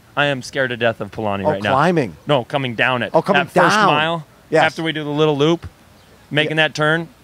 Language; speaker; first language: English; native; English